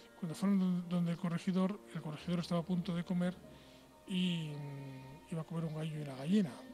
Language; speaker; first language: Spanish; native; Spanish